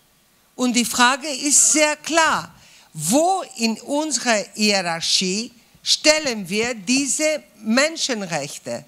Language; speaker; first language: German; non-native, fluent; Greek